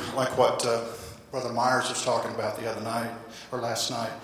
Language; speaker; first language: English; native; English